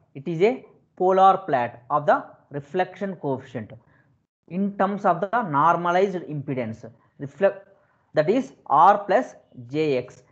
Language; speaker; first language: English; non-native, local second language; Telugu